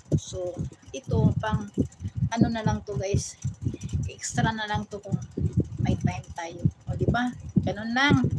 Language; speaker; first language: Filipino; non-native, local second language; Cebuano